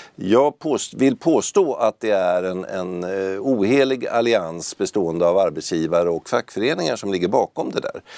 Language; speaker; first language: Swedish; native; Swedish